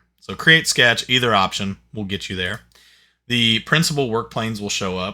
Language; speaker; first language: English; native; English